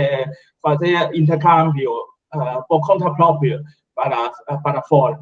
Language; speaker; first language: Portuguese; non-native, fluent; Chinese